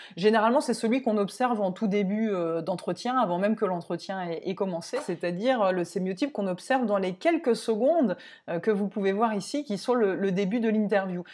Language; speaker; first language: French; native; French